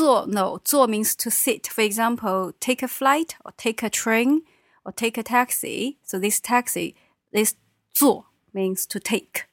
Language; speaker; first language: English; non-native, fluent; Chinese